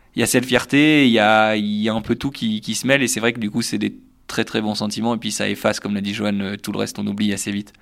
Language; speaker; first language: French; native; French